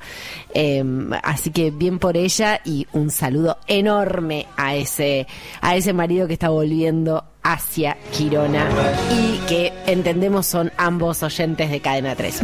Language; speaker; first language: Spanish; native; Spanish